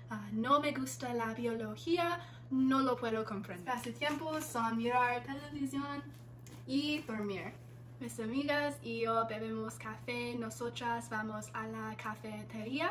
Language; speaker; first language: Spanish; non-native, learner; English